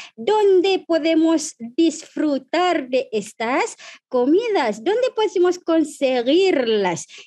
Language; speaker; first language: Spanish; non-native, fluent; Malay